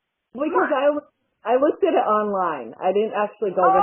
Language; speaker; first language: English; native; English